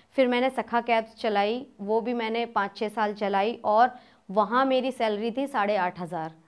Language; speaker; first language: Hindi; native; Hindi